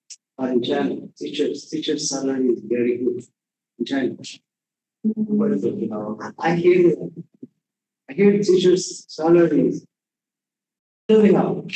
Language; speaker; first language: English; non-native, learner; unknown